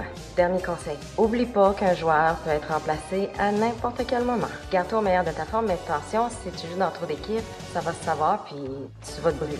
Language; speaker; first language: French; native; French